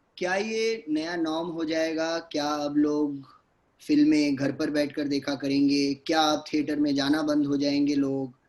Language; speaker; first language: Hindi; native; Hindi